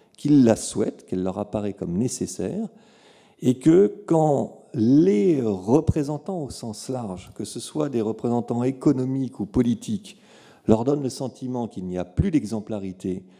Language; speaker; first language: French; native; French